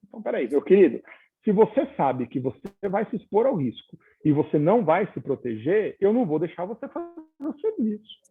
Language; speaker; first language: Portuguese; native; Portuguese